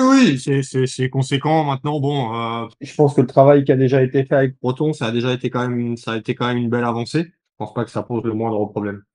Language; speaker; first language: French; native; French